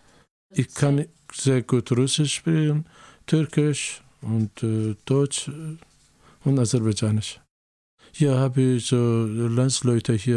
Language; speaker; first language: German; non-native, learner; Azerbaijani